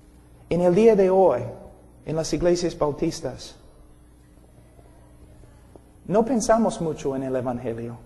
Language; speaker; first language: Spanish; non-native, fluent; English